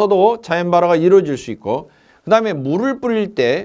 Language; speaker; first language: Korean; native; Korean